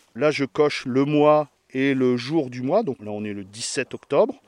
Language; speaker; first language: French; native; French